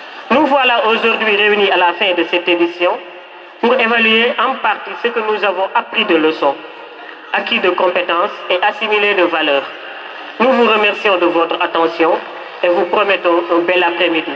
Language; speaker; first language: French; non-native, local second language; Wolof